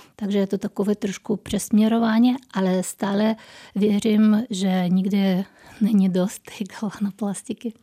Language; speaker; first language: Czech; non-native, fluent; Russian